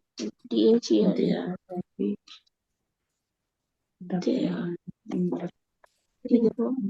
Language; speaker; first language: English; non-native, learner; Bangla